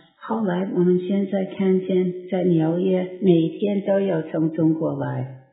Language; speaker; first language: Chinese; non-native, fluent; English